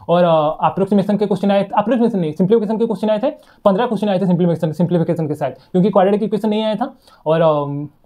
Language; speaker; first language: Hindi; non-native, local second language; Odia